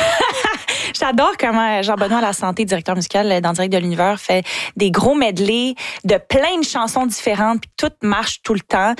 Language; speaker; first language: French; native; French